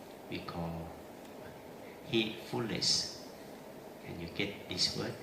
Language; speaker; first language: English; non-native, learner; Thai